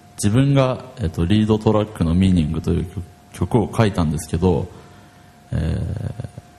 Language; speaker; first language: Japanese; native; Japanese